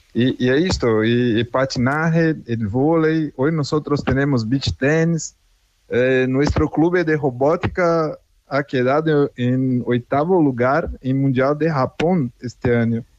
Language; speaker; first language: Spanish; non-native, fluent; Portuguese